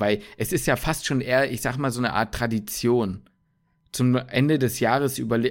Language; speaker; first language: German; native; German